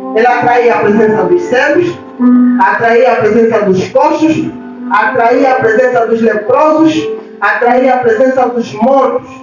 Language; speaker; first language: Portuguese; native; Portuguese